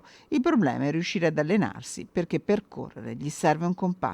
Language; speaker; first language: Italian; native; Italian